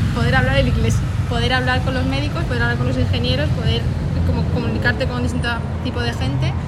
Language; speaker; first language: Spanish; native; Spanish